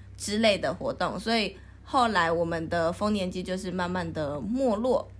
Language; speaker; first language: Chinese; native; Chinese